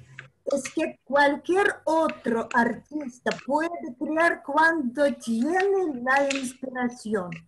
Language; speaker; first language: Spanish; non-native, fluent; Russian